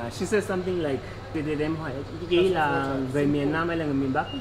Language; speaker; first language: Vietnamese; non-native, learner; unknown